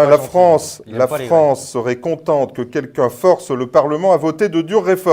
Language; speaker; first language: French; native; French